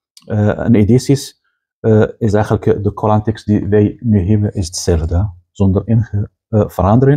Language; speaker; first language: Dutch; non-native, fluent; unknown